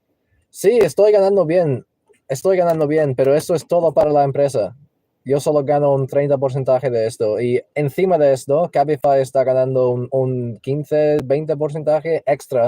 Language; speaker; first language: Spanish; non-native, learner; English